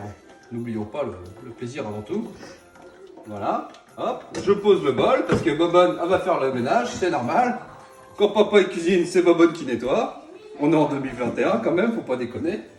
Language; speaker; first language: French; native; French